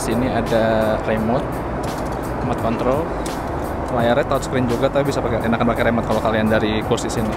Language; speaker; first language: Indonesian; native; Indonesian